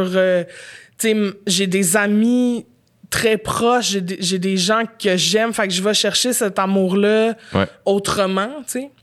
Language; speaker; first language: French; native; French